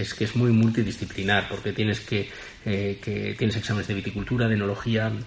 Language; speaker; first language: Spanish; native; Spanish